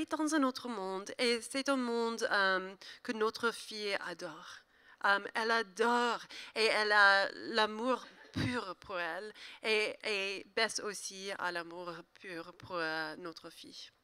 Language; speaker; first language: French; non-native, learner; English